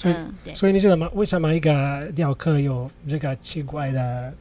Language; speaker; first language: Chinese; non-native, learner; Italian